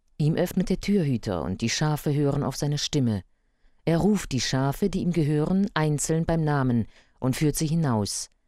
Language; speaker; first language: German; native; German